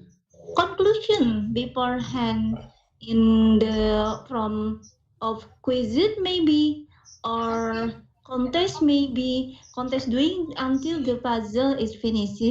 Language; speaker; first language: English; non-native, learner; Indonesian